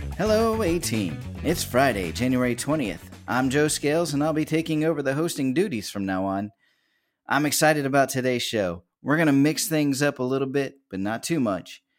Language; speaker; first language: English; native; English